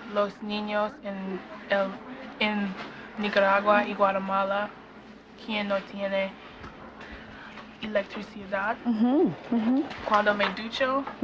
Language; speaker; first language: Spanish; non-native, learner; English